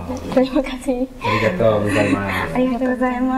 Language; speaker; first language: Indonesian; non-native, learner; Japanese